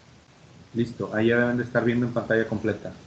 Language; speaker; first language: Spanish; native; Spanish